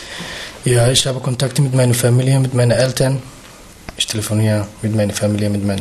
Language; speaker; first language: German; non-native, learner; Somali